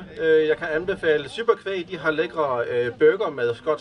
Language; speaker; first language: Danish; native; Danish